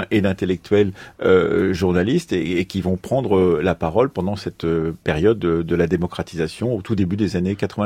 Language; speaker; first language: French; native; French